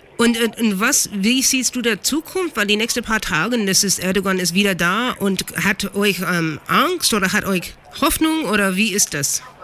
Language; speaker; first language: German; non-native, learner; English